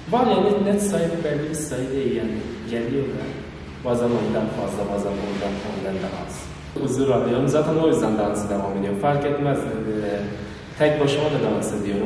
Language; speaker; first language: Turkish; non-native, learner; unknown